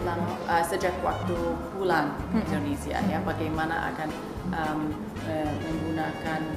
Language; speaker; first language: Indonesian; non-native, fluent; English